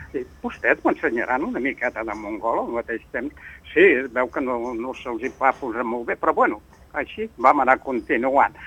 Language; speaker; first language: Catalan; non-native, local second language; Spanish